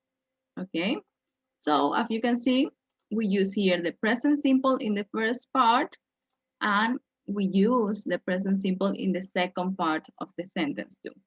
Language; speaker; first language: English; non-native, fluent; Spanish